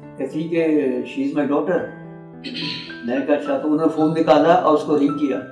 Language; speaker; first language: Urdu; native; Urdu